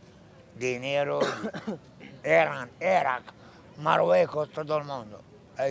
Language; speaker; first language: Spanish; non-native, learner; Arabic